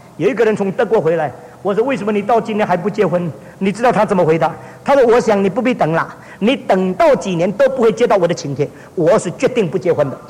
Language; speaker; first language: Chinese; early bilingual, heritage; Chinese